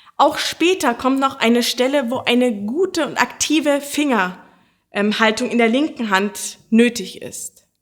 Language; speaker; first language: German; native; German